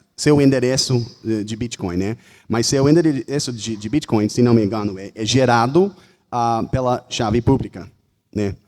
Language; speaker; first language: Portuguese; non-native, fluent; English